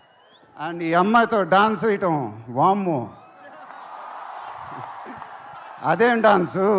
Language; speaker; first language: Telugu; native; Telugu